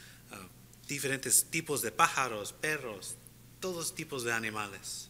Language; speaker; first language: Spanish; early bilingual, heritage; Spanish